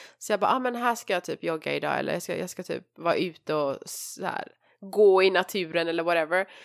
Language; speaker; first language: Swedish; early bilingual, other home language; Persian